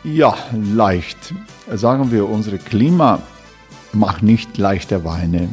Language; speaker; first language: German; non-native, learner; Croatian